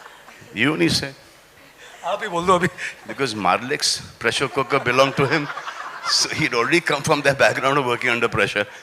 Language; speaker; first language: English; non-native, local second language; Hindi